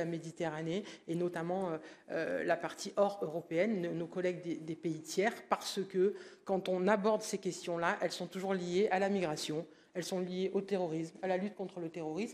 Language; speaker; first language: French; native; French